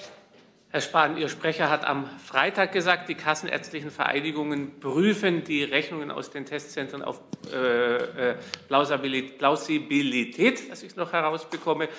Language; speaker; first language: German; native; German